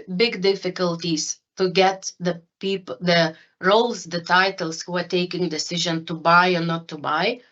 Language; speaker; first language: English; non-native, fluent; Lithuanian